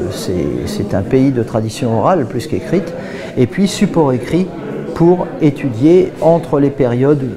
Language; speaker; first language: French; native; French